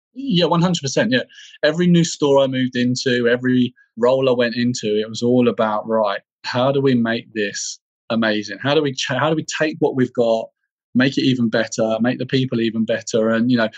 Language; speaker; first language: English; native; English